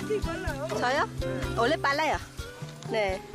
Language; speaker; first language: Korean; non-native, learner; Vietnamese